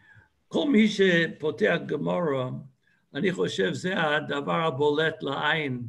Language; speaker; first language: Hebrew; non-native, fluent; English